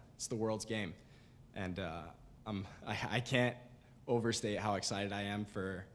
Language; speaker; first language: English; native; English